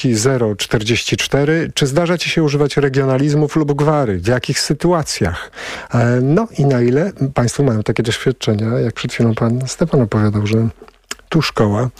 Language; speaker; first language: Polish; native; Polish